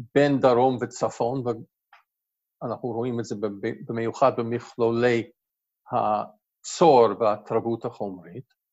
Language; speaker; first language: Hebrew; non-native, fluent; English